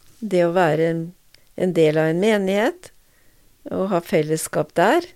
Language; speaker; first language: Norwegian; native; Norwegian